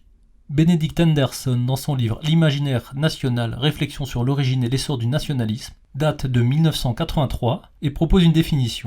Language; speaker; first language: French; native; French